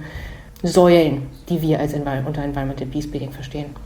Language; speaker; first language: German; native; German